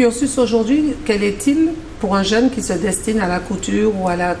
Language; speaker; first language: French; native; French